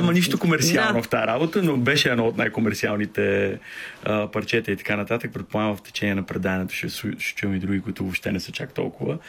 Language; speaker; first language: Bulgarian; native; Bulgarian